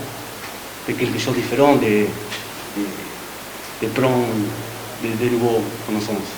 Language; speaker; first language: French; non-native, learner; Spanish